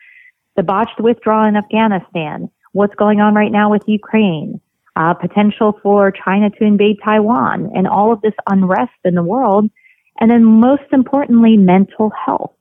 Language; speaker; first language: English; early bilingual, other home language; Russian